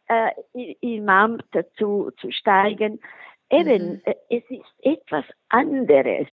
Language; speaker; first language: German; non-native, local second language; Italian